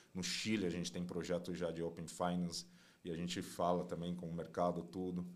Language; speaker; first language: Portuguese; non-native, fluent; Chinese